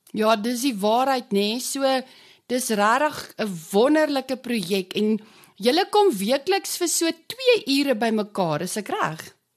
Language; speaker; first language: Afrikaans; native; Afrikaans